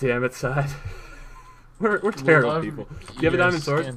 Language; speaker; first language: English; native; English